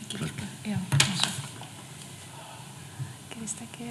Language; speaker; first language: Icelandic; non-native, fluent; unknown